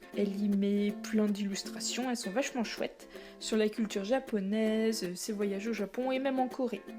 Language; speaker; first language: French; native; French